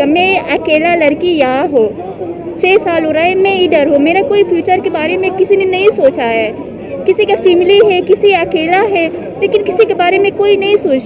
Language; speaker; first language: Hindi; non-native, learner; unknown